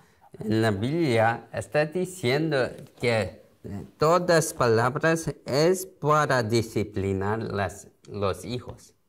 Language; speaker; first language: Spanish; non-native, learner; Korean